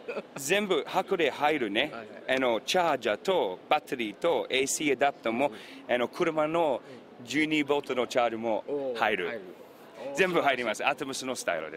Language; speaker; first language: Japanese; non-native, learner; English